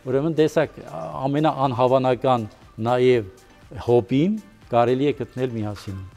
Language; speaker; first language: Armenian; early bilingual, heritage; Armenian